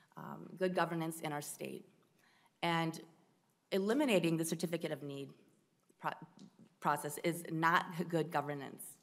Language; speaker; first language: English; native; English